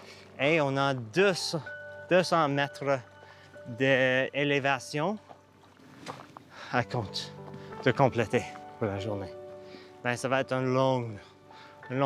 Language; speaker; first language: French; non-native, learner; English